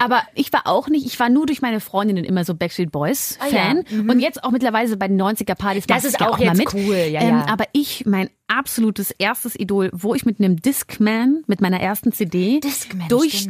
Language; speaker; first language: German; native; German